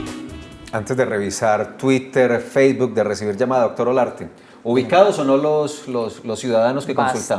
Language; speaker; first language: Spanish; native; Spanish